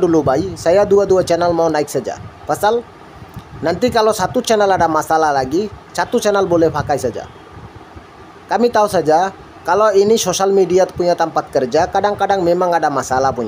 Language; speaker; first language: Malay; non-native, learner; Bangla